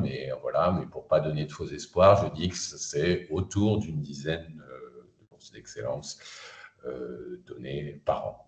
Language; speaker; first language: French; native; French